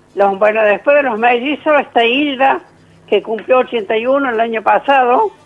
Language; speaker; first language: Spanish; native; Spanish